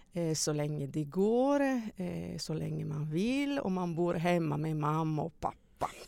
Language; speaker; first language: Swedish; non-native, fluent; Italian